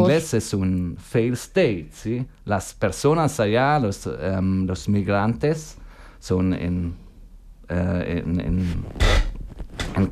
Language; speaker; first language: Spanish; non-native, learner; German